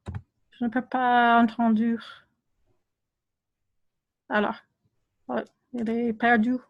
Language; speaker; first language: French; non-native, fluent; English